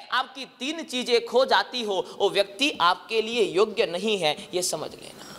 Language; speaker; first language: Hindi; non-native, local second language; Gujarati